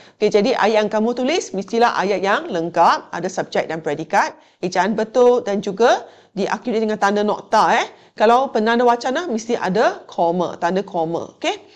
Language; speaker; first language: Malay; non-native, local second language; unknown